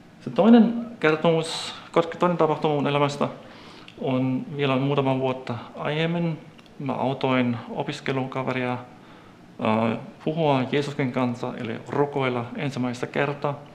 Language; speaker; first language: Finnish; non-native, fluent; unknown